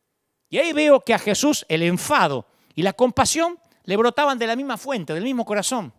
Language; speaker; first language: Spanish; native; Spanish